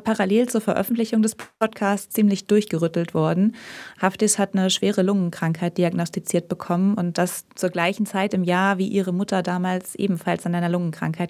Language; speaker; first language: German; native; German